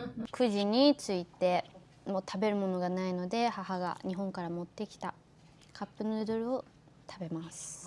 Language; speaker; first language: Japanese; early bilingual, other home language; Filipino